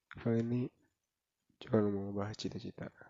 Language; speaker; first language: Indonesian; native; Indonesian